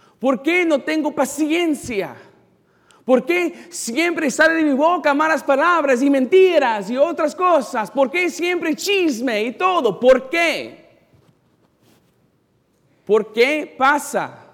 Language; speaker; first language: Spanish; non-native, learner; English